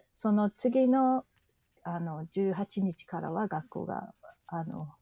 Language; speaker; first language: Japanese; early bilingual, other home language; English